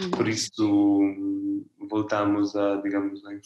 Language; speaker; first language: Portuguese; non-native, fluent; Italian